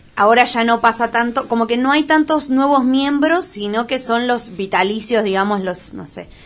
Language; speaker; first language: Spanish; native; Spanish